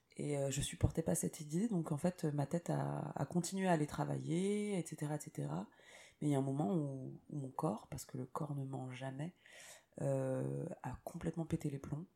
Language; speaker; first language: French; native; French